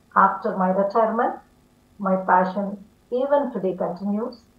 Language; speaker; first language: English; non-native, local second language; Tamil